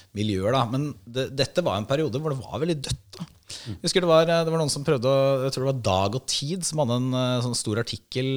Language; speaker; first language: Norwegian; native; Norwegian